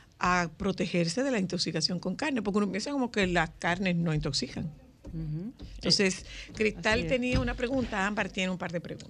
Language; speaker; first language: Spanish; native; Spanish